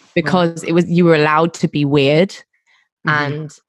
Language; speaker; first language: English; native; English